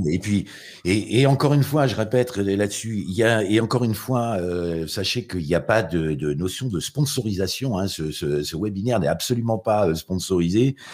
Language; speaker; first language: French; native; French